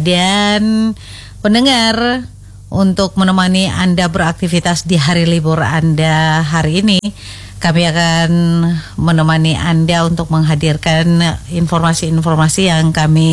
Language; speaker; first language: Indonesian; native; Indonesian